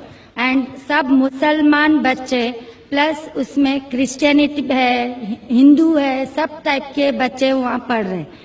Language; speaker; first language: Hindi; non-native, local second language; Marathi